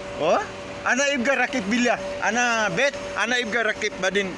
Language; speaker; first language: Arabic; non-native, learner; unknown